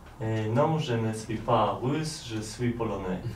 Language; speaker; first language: French; non-native, learner; Polish